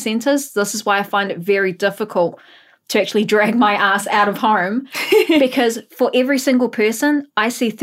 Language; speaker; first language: English; native; English